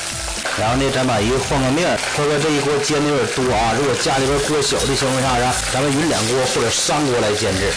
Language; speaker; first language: Chinese; native; Chinese